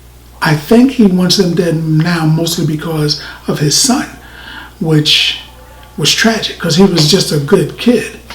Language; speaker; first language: English; native; English